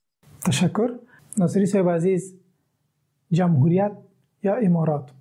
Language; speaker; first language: Persian; native; Persian